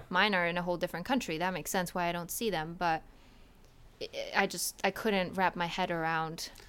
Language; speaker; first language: English; early bilingual, other home language; Polish